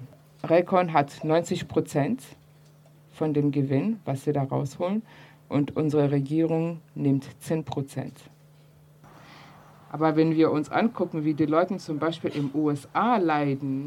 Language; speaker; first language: German; early bilingual, other home language; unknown